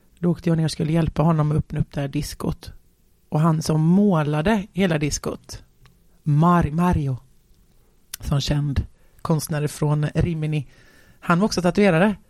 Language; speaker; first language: Swedish; native; Swedish